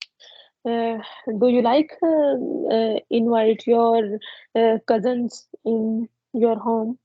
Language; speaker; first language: English; non-native, learner; Punjabi